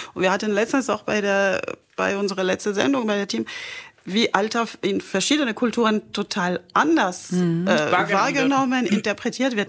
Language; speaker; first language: German; non-native, fluent; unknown